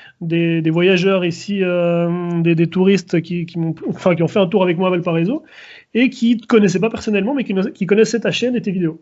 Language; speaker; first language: French; native; French